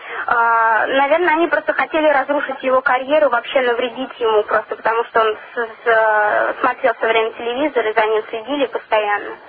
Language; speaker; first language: Russian; native; Russian